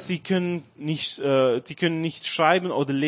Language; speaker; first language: German; non-native, learner; Romanian